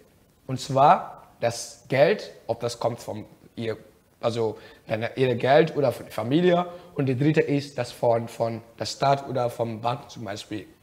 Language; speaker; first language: German; non-native, fluent; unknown